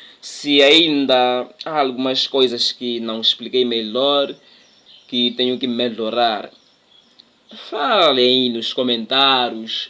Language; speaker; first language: Portuguese; non-native, local second language; Tsonga